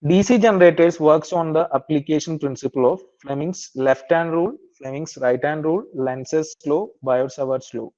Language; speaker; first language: English; non-native, local second language; Malayalam